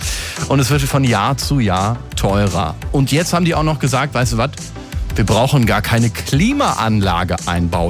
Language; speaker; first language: German; native; German